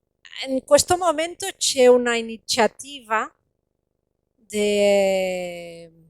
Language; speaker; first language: Italian; non-native, fluent; Catalan